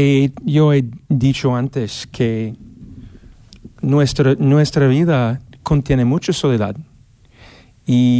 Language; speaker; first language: Spanish; non-native, fluent; English